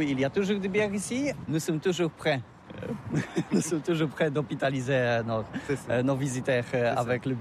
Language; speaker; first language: French; non-native, learner; Polish